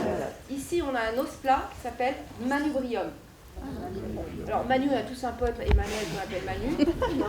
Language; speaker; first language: French; native; French